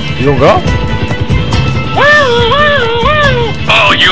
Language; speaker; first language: Korean; native; Korean